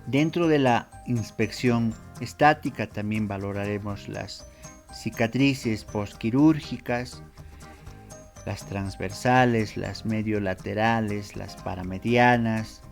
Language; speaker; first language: Spanish; native; Spanish